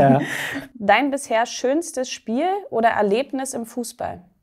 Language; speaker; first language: German; native; German